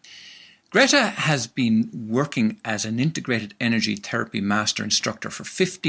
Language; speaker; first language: English; native; English